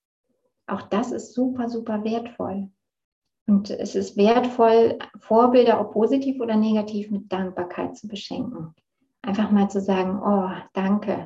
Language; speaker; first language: German; native; German